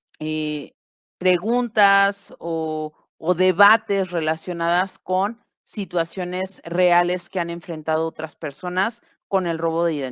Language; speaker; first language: Spanish; native; Spanish